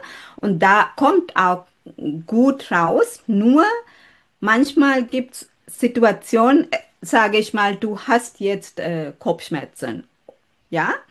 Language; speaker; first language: German; non-native, fluent; Sinhala